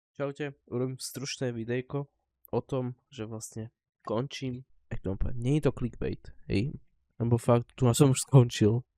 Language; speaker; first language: Slovak; native; Slovak